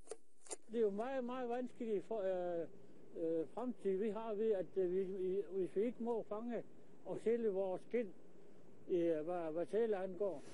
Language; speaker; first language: Danish; non-native, local second language; Kalaallisut